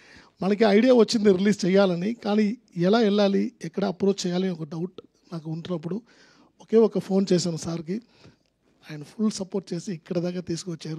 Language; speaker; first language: Telugu; non-native, learner; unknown